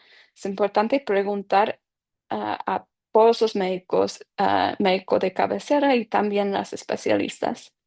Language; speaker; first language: Spanish; non-native, fluent; English